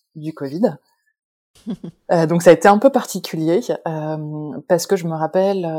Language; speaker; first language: French; native; French